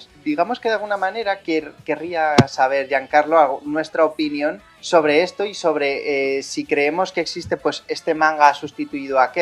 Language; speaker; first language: Spanish; native; Spanish